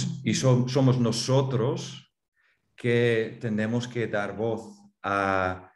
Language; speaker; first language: Spanish; non-native, fluent; Dutch